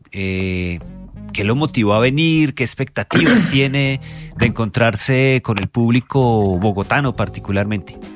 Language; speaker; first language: Spanish; native; Spanish